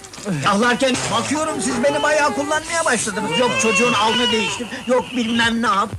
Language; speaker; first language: Turkish; native; Turkish